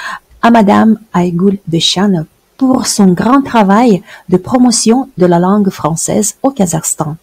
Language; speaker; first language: French; non-native, fluent; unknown